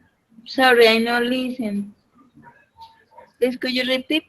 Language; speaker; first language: English; non-native, learner; Spanish